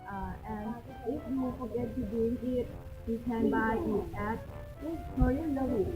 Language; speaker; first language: English; non-native, learner; Thai